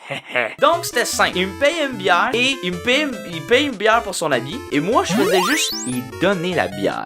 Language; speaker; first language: French; native; French